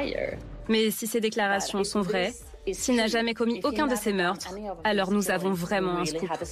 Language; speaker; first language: French; native; French